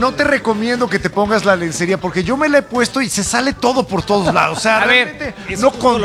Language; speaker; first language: Spanish; native; Spanish